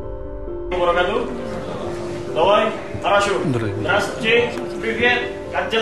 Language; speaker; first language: Russian; non-native, learner; Indonesian